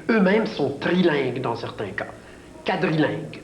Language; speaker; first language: French; native; French